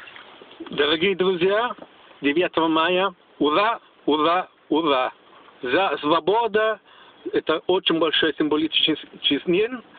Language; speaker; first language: Russian; non-native, learner; Italian